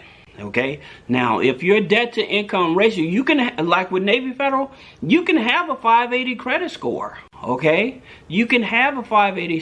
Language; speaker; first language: English; native; English